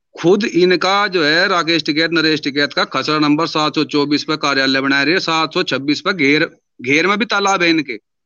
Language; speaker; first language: Hindi; native; Hindi